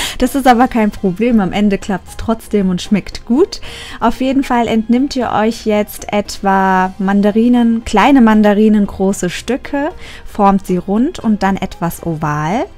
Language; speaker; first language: German; early bilingual, other home language; Turkish